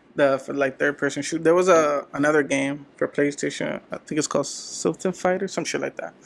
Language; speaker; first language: English; early bilingual, other home language; Spanish